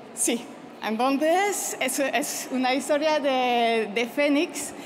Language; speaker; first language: Spanish; non-native, fluent; French